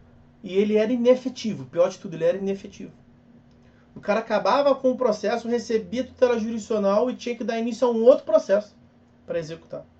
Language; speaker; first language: Portuguese; native; Portuguese